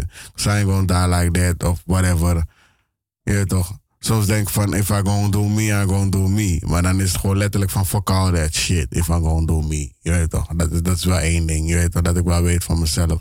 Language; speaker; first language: Dutch; native; Dutch